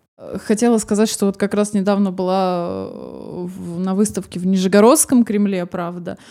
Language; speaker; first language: Russian; native; Russian